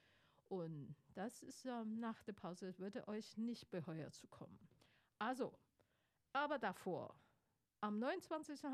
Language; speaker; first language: German; non-native, fluent; Chinese